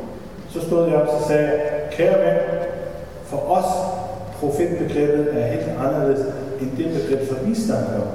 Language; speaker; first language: Danish; non-native, fluent; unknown